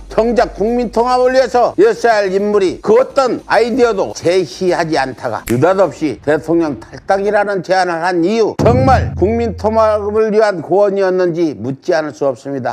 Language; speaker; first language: Korean; native; Korean